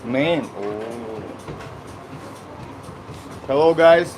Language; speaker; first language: English; non-native, learner; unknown